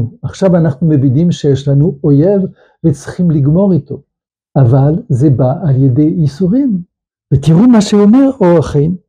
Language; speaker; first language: Hebrew; non-native, fluent; French